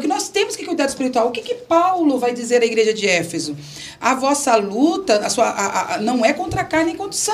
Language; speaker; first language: Portuguese; native; Portuguese